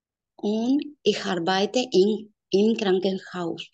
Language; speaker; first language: German; non-native, learner; Spanish